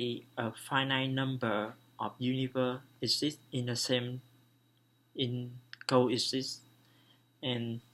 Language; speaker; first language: English; non-native, learner; Vietnamese